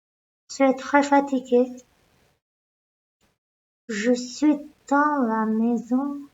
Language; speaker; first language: French; non-native, learner; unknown